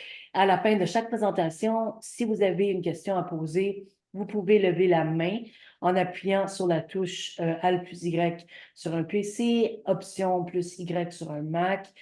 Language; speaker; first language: French; native; French